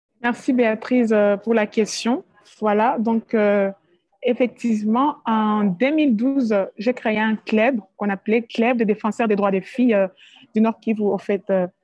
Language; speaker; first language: French; non-native, local second language; Swahili